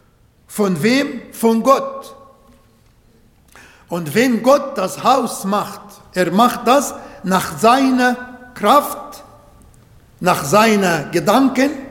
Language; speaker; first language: German; non-native, learner; Arabic